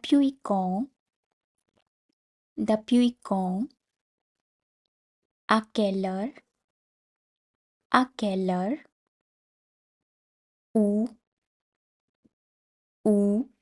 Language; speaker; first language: French; non-native, fluent; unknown